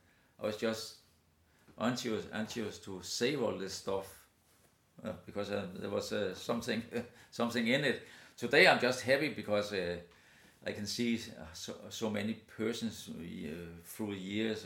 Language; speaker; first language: English; non-native, fluent; Danish